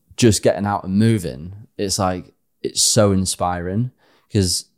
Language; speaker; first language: English; native; English